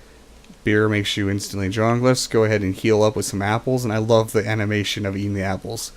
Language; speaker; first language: English; native; English